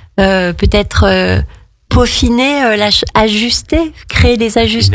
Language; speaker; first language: French; native; French